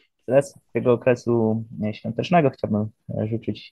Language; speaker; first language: Polish; native; Polish